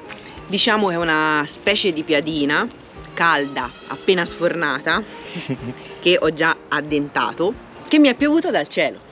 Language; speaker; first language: Italian; native; Italian